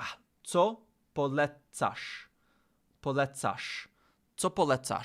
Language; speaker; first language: Polish; non-native, learner; English